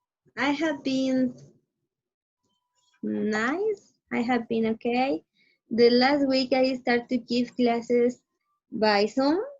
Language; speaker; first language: English; non-native, learner; Spanish